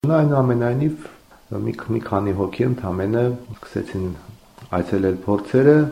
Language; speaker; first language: Armenian; native; Armenian